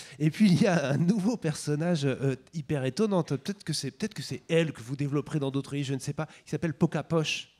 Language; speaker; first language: French; native; French